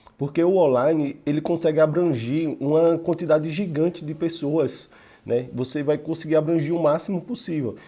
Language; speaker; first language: Portuguese; native; Portuguese